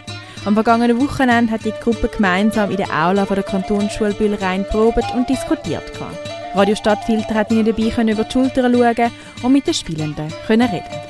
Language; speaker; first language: German; native; German